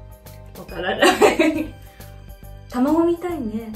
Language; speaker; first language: Japanese; non-native, learner; Vietnamese